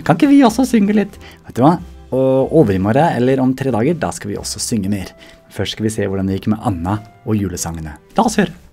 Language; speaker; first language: Norwegian; native; Norwegian